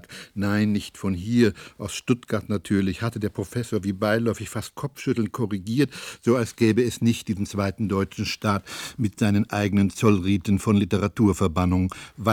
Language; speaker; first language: German; native; German